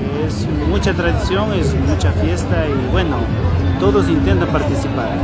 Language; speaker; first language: Spanish; native; Spanish